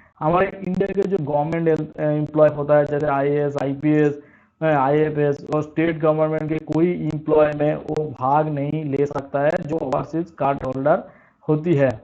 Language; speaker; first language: Hindi; non-native, local second language; Bangla